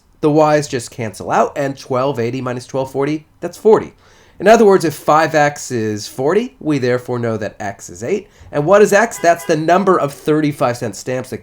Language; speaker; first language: English; native; English